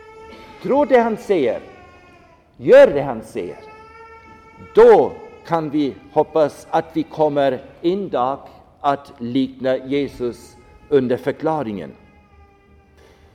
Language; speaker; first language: Swedish; non-native, fluent; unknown